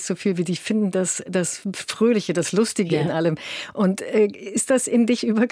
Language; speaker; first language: German; native; German